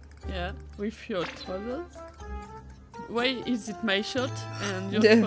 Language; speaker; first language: English; non-native, fluent; French